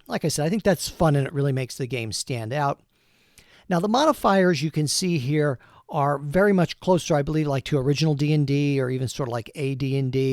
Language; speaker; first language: English; native; English